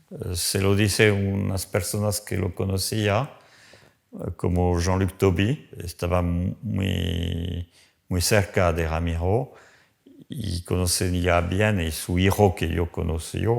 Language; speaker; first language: Spanish; non-native, fluent; French